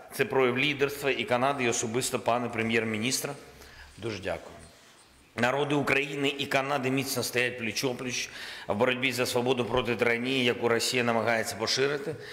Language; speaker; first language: Ukrainian; non-native, local second language; Russian